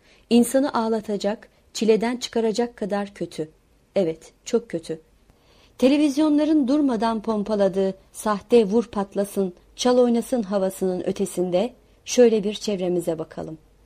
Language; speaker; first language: Turkish; non-native, local second language; Kurdish